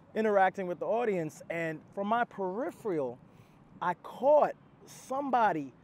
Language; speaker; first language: English; native; English